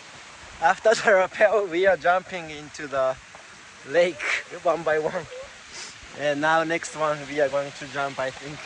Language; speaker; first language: English; non-native, learner; Japanese